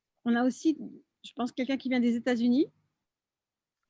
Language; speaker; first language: French; native; French